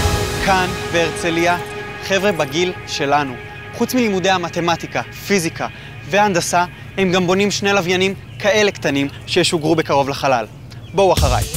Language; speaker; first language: Hebrew; native; Hebrew